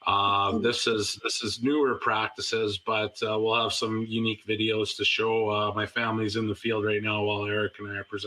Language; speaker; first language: English; native; English